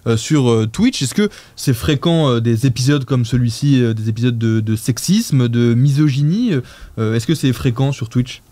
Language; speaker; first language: French; native; French